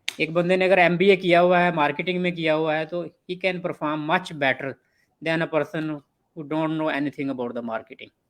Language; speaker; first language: Urdu; non-native, local second language; Punjabi